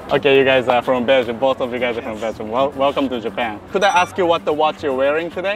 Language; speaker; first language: English; non-native, fluent; Japanese